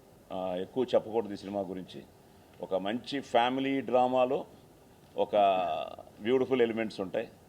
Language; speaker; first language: Telugu; native; Telugu